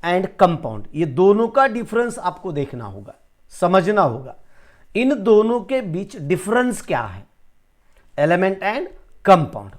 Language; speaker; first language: Hindi; non-native, local second language; Marathi